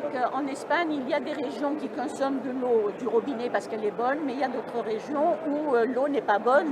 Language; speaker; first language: French; non-native, fluent; Spanish